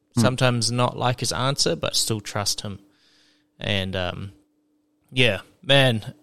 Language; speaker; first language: English; native; English